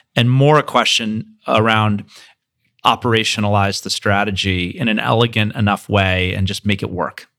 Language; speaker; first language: English; native; English